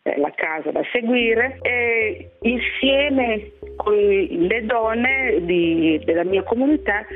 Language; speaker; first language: Italian; non-native, fluent; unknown